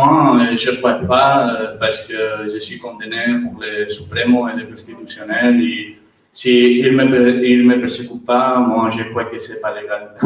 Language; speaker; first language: French; non-native, learner; Catalan